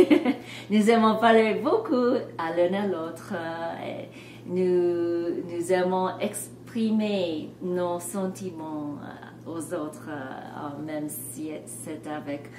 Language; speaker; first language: French; non-native, fluent; English